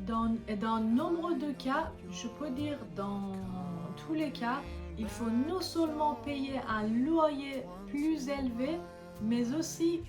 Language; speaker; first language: French; non-native, fluent; Persian